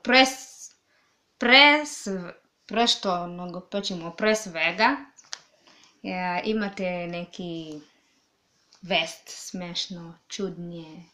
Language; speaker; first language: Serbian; non-native, learner; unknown